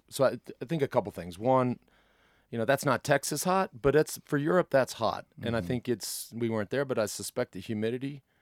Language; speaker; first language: English; native; English